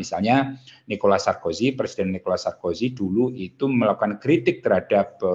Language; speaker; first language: Indonesian; native; Indonesian